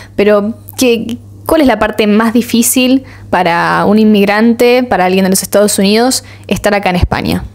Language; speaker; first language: Spanish; native; Spanish